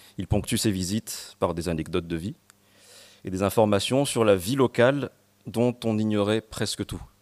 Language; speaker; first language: French; non-native, local second language; Malagasy